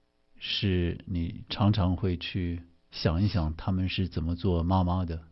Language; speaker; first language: Chinese; native; Chinese